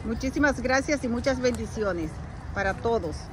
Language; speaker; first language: Spanish; native; Spanish